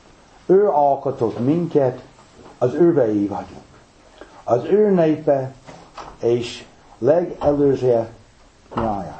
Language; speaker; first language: Hungarian; non-native, fluent; English